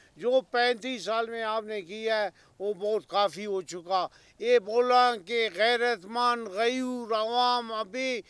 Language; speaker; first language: Urdu; non-native, local second language; Baluchi